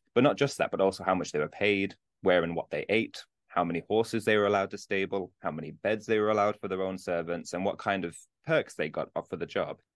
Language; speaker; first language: English; native; English